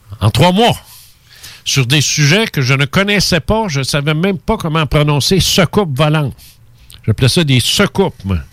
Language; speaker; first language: French; early bilingual, other home language; Spanish